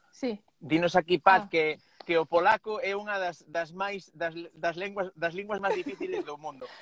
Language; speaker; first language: Galician; non-native, local second language; Spanish